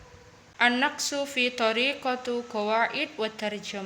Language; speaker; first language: Arabic; non-native, learner; Indonesian